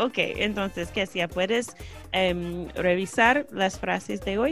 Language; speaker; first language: Spanish; non-native, learner; English